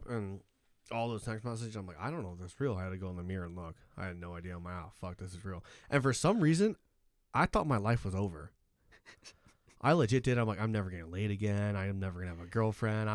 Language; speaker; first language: English; native; English